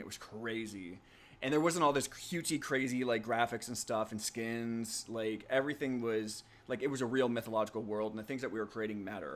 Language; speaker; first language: English; native; English